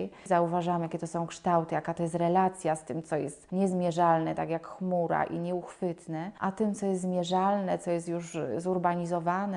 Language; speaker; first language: Polish; native; Polish